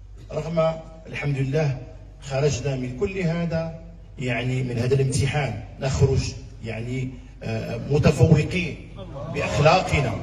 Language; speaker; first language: Arabic; native; Arabic